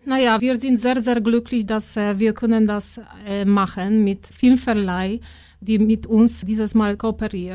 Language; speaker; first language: German; non-native, fluent; Polish